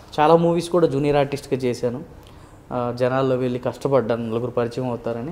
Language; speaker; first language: Telugu; native; Telugu